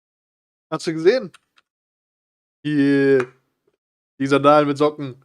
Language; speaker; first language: German; native; German